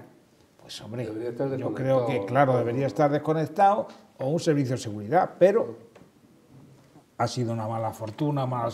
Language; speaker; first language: Spanish; native; Spanish